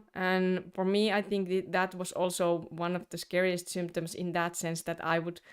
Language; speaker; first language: English; non-native, fluent; Finnish